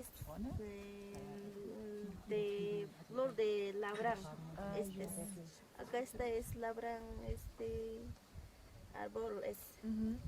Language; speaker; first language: Spanish; non-native, local second language; Quechua